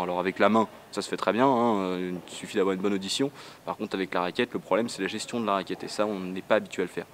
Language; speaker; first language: French; native; French